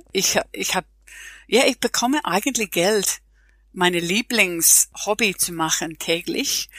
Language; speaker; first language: German; non-native, learner; English